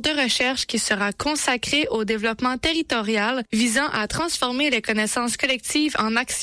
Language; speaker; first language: French; native; French